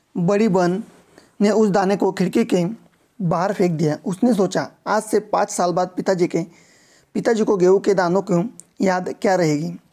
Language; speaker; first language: Hindi; non-native, local second language; Marathi